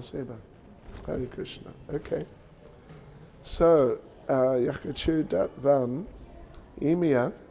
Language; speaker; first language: Russian; non-native, learner; English